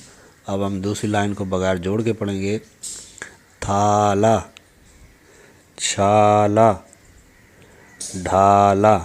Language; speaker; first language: Urdu; native; Urdu